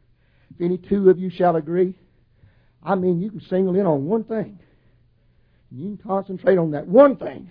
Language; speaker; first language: English; native; English